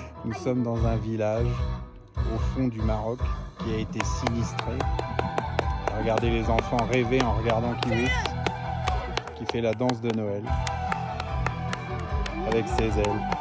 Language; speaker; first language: French; native; French